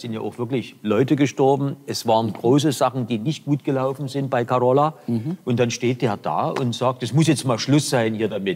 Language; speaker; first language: German; native; German